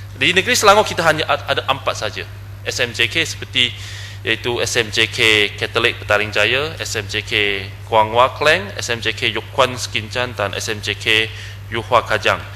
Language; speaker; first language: Malay; non-native, local second language; Chinese